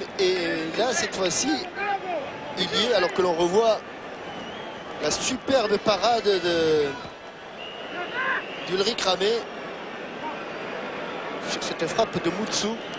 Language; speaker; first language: French; native; French